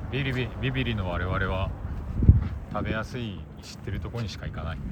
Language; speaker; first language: Japanese; native; Japanese